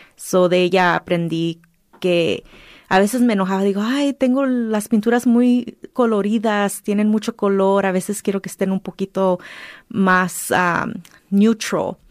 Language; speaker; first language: Spanish; early bilingual, heritage; Spanish